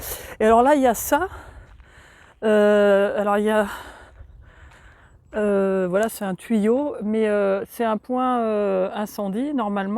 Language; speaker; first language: French; native; French